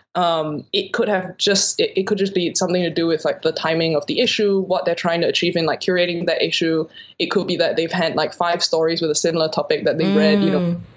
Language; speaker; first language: English; native; English